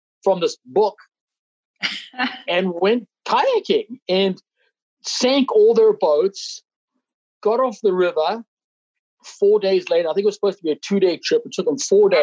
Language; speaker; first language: English; native; English